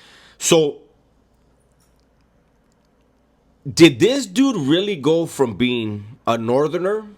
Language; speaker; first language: English; native; English